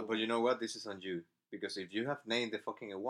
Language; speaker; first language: English; non-native, fluent; Spanish